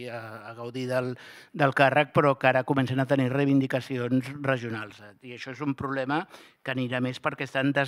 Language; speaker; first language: Catalan; native; Catalan